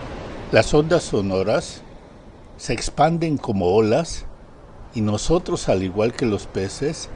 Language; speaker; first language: Spanish; native; Spanish